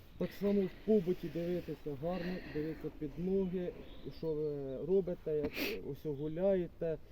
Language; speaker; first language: Ukrainian; native; Ukrainian